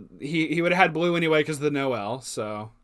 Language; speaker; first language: English; native; English